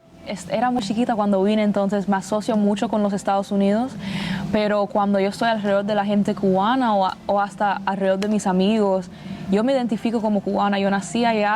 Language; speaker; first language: Spanish; early bilingual, other home language; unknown